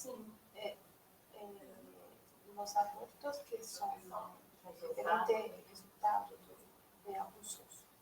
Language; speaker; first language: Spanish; non-native, learner; Portuguese